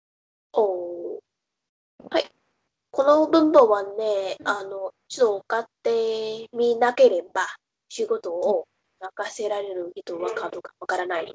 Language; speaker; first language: Japanese; non-native, fluent; Vietnamese